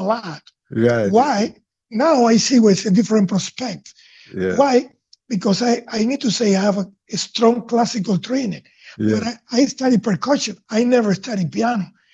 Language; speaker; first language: English; non-native, fluent; Spanish